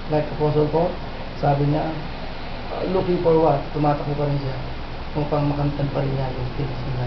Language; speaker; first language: Filipino; native; Filipino